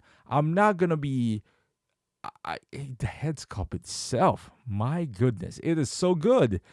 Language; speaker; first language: English; native; English